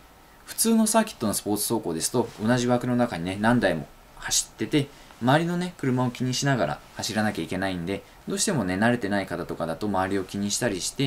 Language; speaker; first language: Japanese; native; Japanese